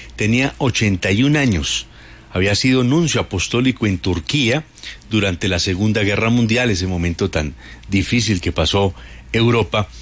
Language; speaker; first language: Spanish; native; Spanish